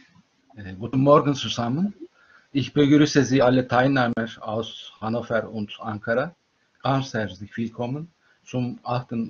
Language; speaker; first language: German; non-native, fluent; Turkish